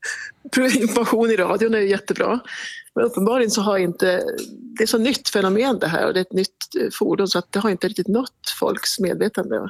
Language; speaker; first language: Swedish; native; Swedish